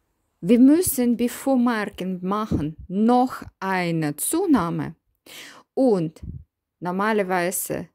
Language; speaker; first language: German; non-native, learner; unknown